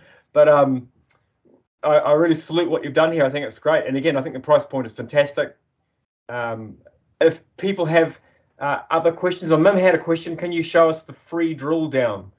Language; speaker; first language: English; native; English